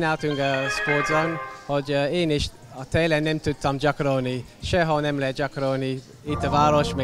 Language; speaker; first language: Hungarian; non-native, learner; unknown